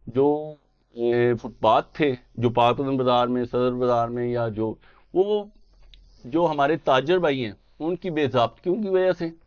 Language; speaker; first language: Urdu; native; Urdu